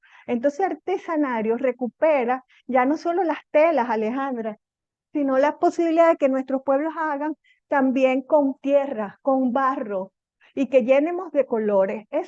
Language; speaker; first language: Spanish; native; Spanish